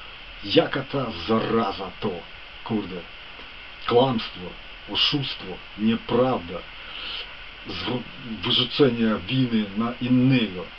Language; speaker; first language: Polish; non-native, fluent; Ukrainian